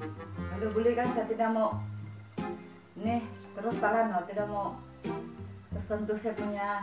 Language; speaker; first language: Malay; non-native, local second language; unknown